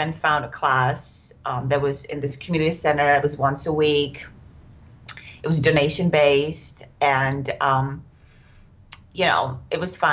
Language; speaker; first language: English; non-native, fluent; Czech